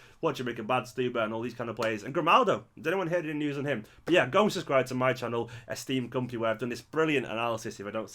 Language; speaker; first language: English; native; English